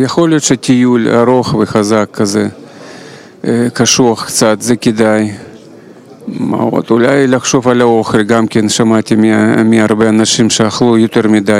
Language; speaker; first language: Hebrew; non-native, fluent; Russian